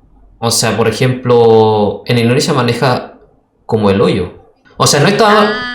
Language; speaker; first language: Spanish; non-native, fluent; Indonesian